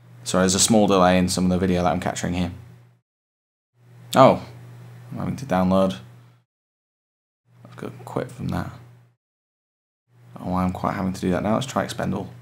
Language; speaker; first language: English; native; English